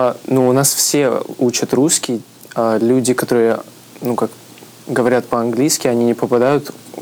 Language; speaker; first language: Russian; early bilingual, heritage; Russian